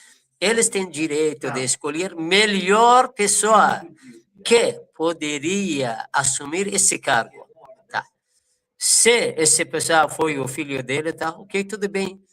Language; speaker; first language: Portuguese; non-native, fluent; Persian